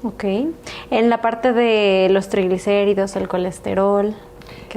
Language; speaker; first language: Spanish; native; Spanish